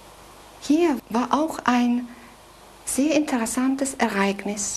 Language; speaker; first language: German; non-native, fluent; Polish